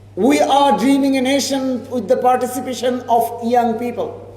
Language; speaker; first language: English; non-native, local second language; Bangla